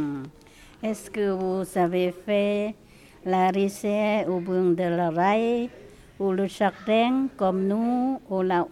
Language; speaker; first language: French; non-native, learner; Lao